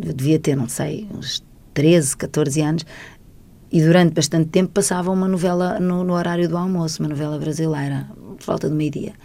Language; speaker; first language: Portuguese; native; Portuguese